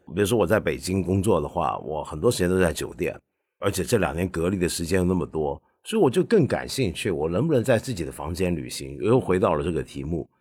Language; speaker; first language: Chinese; non-native, local second language; Cantonese